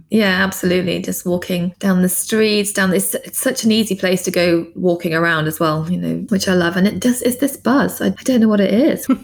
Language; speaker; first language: English; native; English